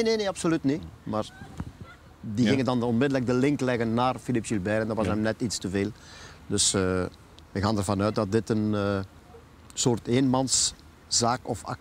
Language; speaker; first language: Dutch; native; Dutch